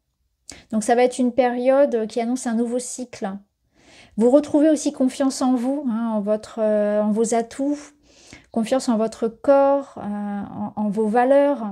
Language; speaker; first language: French; native; French